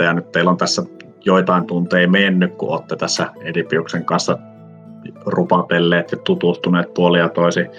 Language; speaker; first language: Finnish; native; Finnish